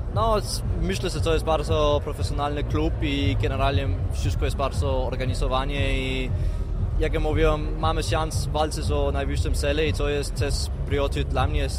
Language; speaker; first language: Polish; non-native, learner; Danish